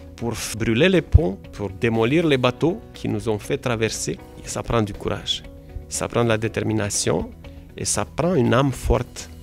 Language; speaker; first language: French; non-native, fluent; Romanian